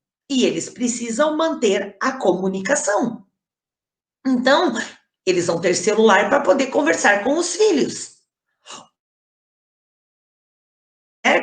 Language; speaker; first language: Portuguese; native; Portuguese